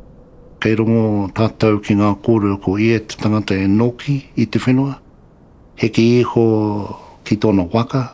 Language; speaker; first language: Māori; non-native, local second language; English